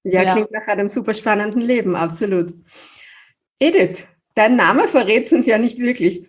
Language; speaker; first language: German; native; German